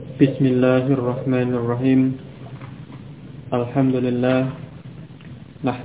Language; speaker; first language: Arabic; non-native, fluent; Indonesian